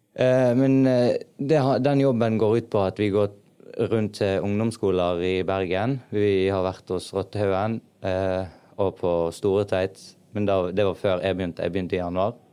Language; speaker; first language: Norwegian; early bilingual, other home language; Arabic